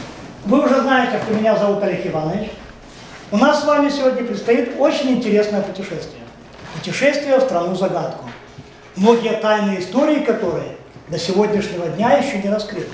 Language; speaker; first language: Russian; native; Russian